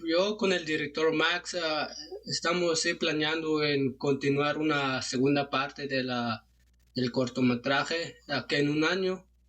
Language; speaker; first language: Spanish; non-native, local second language; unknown